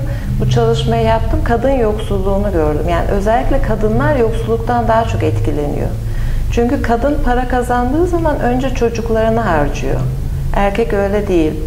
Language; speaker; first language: Turkish; native; Turkish